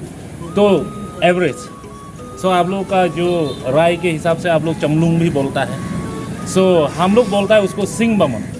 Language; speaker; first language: Hindi; non-native, local second language; Karbi